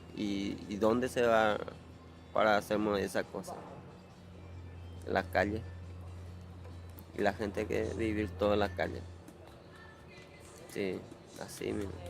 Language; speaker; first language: Spanish; non-native, local second language; Guarani